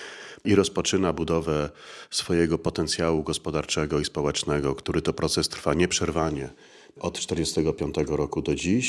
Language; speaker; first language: Polish; native; Polish